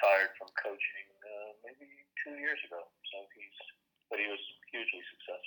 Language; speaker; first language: English; native; English